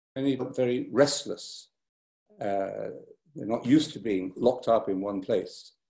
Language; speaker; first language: English; native; English